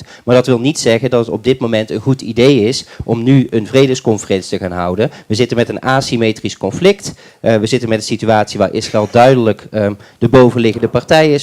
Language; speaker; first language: Dutch; native; Dutch